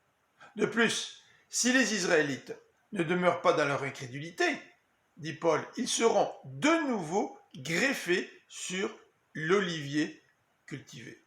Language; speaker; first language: French; native; French